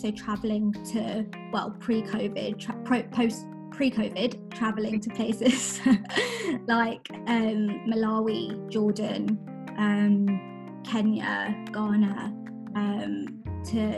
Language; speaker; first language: English; native; English